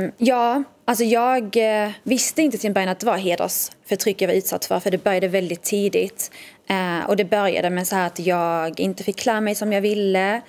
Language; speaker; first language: Swedish; early bilingual, other home language; Arabic